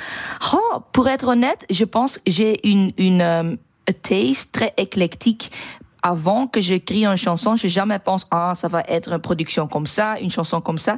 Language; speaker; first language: French; non-native, learner; Dutch